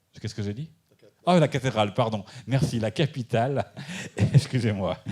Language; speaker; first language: French; native; French